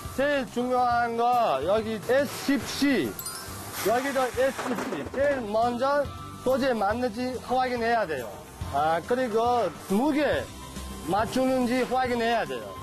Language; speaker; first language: Korean; non-native, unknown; Uzbek